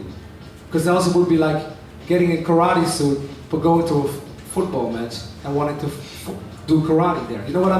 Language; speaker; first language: English; non-native, fluent; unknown